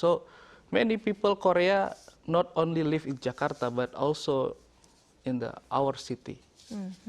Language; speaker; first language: English; non-native, learner; Indonesian